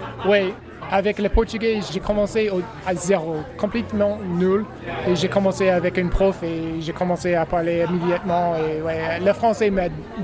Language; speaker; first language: French; non-native, learner; English